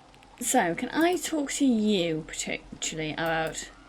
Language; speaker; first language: English; native; English